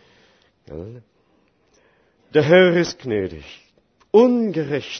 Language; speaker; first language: German; non-native, fluent; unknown